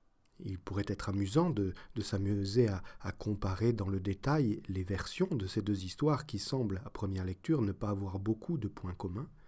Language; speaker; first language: French; native; French